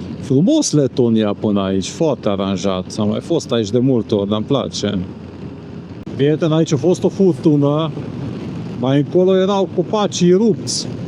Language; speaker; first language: Romanian; non-native, local second language; Hungarian